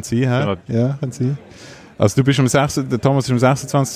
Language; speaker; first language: German; native; German